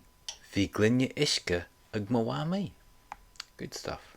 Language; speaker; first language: Irish; non-native, local second language; English